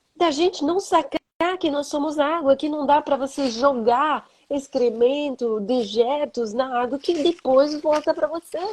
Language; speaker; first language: Portuguese; non-native, fluent; French